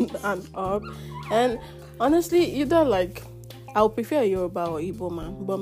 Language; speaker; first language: English; non-native, local second language; Yoruba